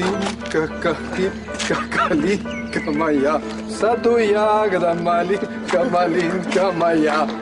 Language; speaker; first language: Russian; native; Russian